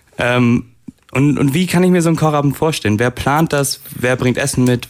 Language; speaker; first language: German; native; German